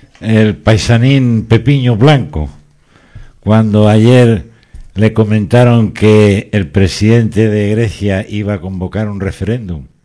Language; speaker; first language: Spanish; native; Spanish